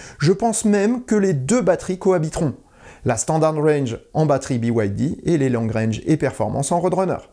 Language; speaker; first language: French; native; French